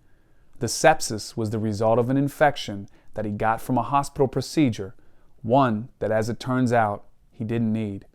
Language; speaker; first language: English; native; English